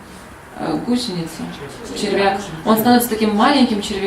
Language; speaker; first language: Russian; native; Russian